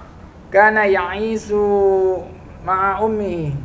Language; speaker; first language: Arabic; non-native, learner; Indonesian